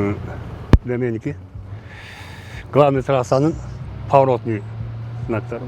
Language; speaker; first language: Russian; non-native, local second language; Kyrgyz